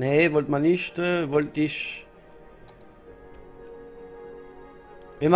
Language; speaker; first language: German; non-native, learner; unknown